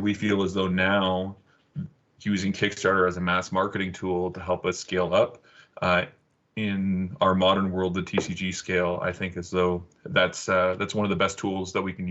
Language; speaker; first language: English; native; English